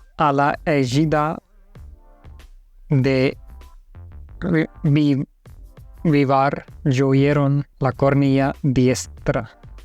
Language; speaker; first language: Spanish; non-native, learner; Hindi